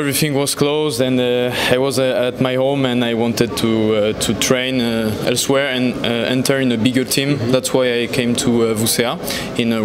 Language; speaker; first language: English; non-native, learner; French